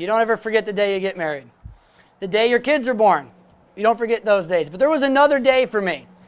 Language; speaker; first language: English; native; English